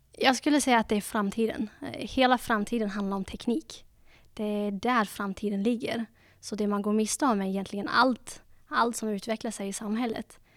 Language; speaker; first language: Swedish; early bilingual, other home language; Dutch